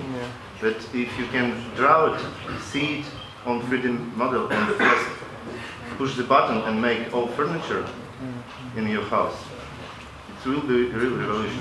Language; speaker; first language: English; non-native, local second language; Latvian